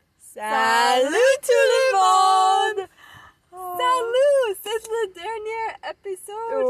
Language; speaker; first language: French; non-native, learner; English